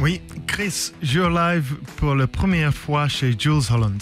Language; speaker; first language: French; non-native, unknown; English